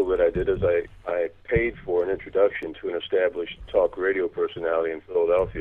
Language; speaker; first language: English; native; English